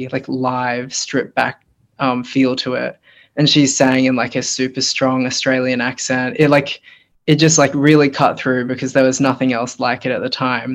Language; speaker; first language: English; native; English